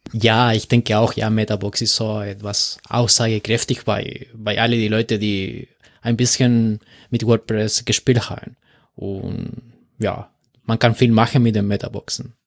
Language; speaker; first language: German; non-native, fluent; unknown